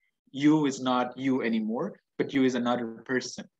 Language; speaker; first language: English; non-native, fluent; Indonesian